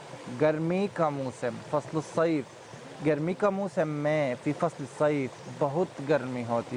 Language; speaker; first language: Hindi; non-native, learner; Arabic